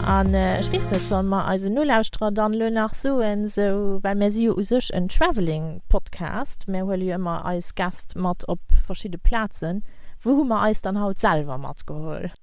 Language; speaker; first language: Luxembourgish; early bilingual, heritage; Luxembourgish